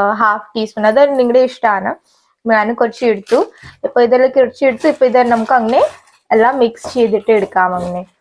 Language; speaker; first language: Malayalam; non-native, learner; Hindi